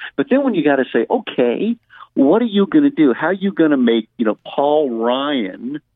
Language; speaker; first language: English; native; English